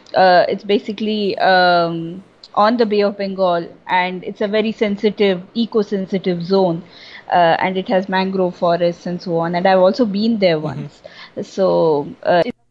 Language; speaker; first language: English; non-native, local second language; Bangla